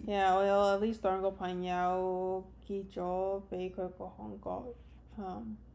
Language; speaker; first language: Cantonese; early bilingual, heritage; Cantonese